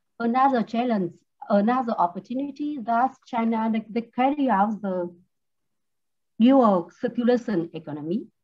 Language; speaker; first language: English; non-native, learner; Vietnamese